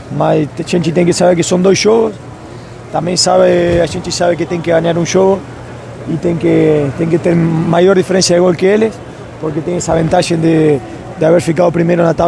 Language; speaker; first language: Portuguese; non-native, learner; Spanish